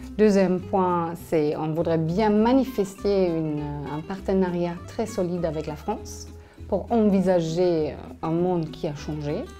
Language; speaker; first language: French; non-native, fluent; German